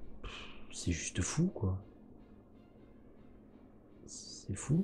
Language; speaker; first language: French; native; French